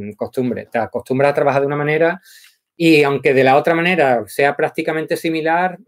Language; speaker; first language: Spanish; native; Spanish